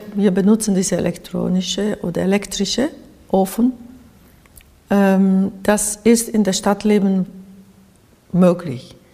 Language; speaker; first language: German; non-native, fluent; Japanese